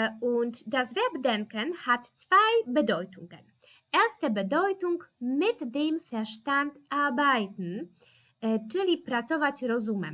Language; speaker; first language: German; non-native, fluent; Polish